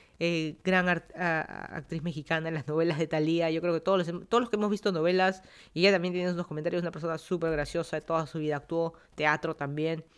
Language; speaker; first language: Spanish; native; Spanish